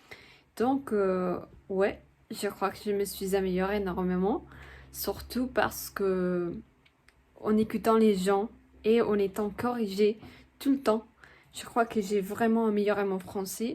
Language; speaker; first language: French; non-native, fluent; Spanish